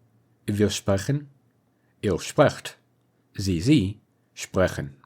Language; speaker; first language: German; non-native, fluent; English